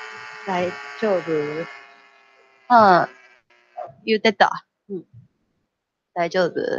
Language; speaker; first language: Japanese; non-native, fluent; Chinese